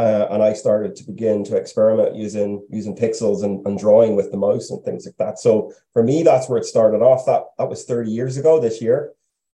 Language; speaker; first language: English; native; English